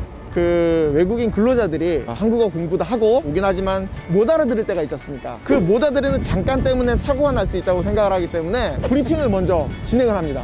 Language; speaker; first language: Korean; native; Korean